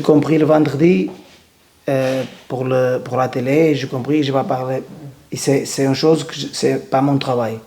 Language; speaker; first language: French; non-native, learner; Portuguese